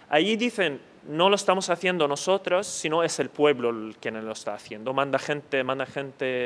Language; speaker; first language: Spanish; non-native, fluent; Arabic